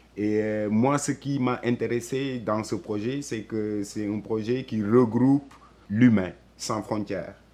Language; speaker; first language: French; non-native, local second language; Wolof